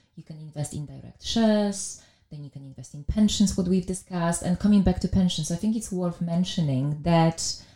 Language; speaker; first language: English; non-native, fluent; Polish